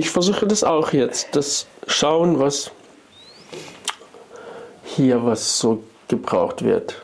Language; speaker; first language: German; non-native, fluent; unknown